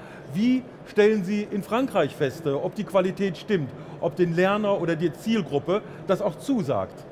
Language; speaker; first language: German; native; German